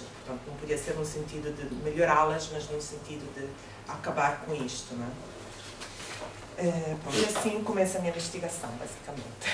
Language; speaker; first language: Portuguese; non-native, fluent; Italian